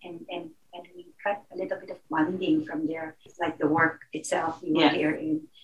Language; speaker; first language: English; non-native, local second language; Filipino